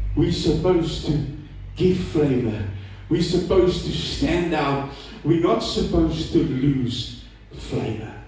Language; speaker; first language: English; non-native, local second language; Afrikaans